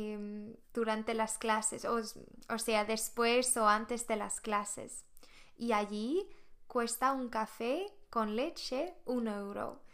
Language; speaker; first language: Spanish; non-native, fluent; Swedish